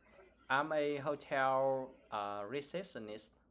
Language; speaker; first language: English; non-native, learner; Vietnamese